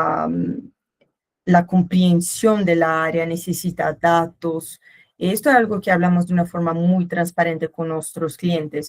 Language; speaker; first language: Spanish; non-native, learner; Portuguese